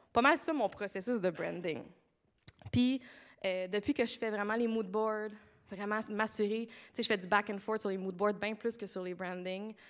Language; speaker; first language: French; native; French